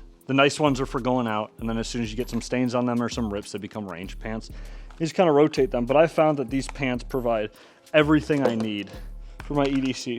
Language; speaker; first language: English; native; English